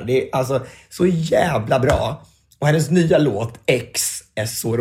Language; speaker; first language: Swedish; native; Swedish